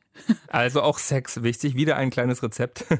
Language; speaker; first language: German; native; German